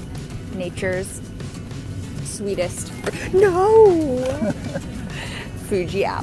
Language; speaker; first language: English; native; English